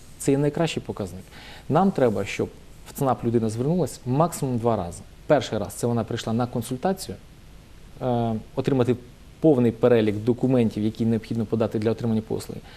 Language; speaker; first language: Ukrainian; native; Ukrainian